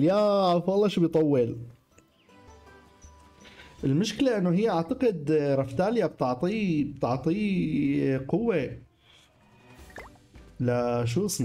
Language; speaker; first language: Arabic; native; Arabic